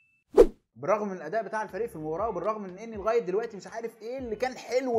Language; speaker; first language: Arabic; native; Arabic